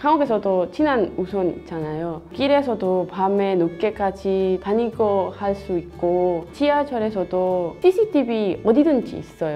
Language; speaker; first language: Korean; non-native, learner; Spanish